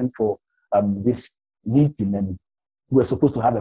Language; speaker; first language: English; non-native, local second language; Akan